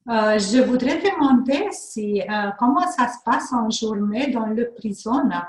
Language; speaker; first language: French; non-native, fluent; Hungarian